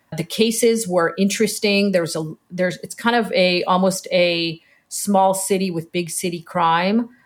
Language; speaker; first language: English; early bilingual, other home language; Hebrew